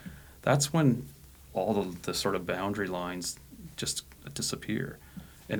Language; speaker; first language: English; native; English